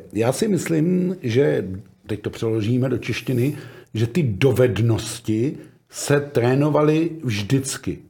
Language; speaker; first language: Czech; native; Czech